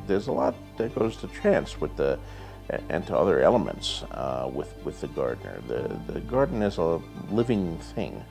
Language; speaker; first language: English; native; English